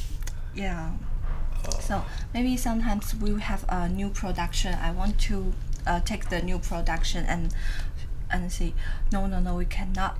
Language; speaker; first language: English; non-native, learner; Chinese